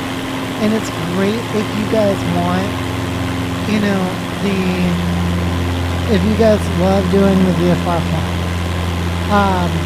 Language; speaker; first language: English; native; English